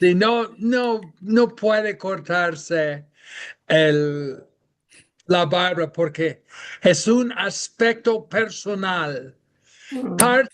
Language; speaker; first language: Spanish; non-native, fluent; English